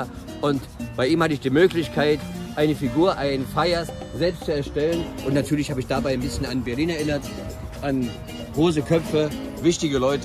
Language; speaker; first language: German; native; German